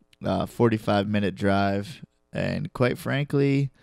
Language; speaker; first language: English; native; English